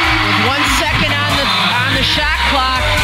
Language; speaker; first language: English; native; English